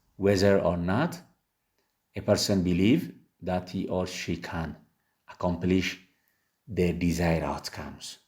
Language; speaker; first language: English; non-native, local second language; Amharic